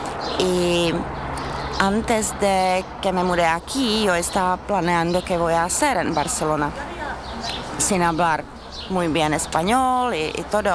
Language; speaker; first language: Spanish; non-native, learner; Czech